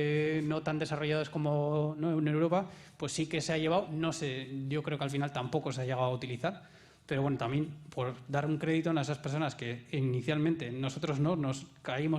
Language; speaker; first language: Spanish; native; Spanish